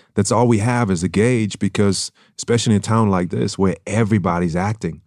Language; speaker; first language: English; non-native, fluent; German